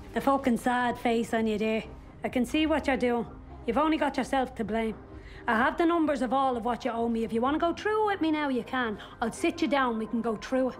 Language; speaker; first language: English; native; English